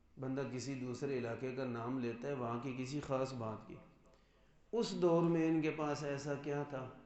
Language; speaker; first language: Urdu; non-native, local second language; Punjabi